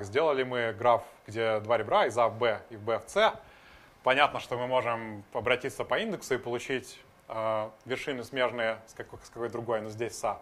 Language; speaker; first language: Russian; native; Russian